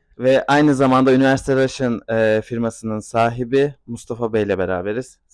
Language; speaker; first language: Turkish; native; Turkish